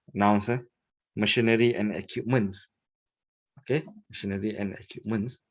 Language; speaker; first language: English; non-native, local second language; Malay